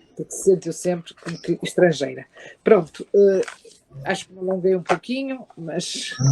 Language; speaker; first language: Portuguese; native; Portuguese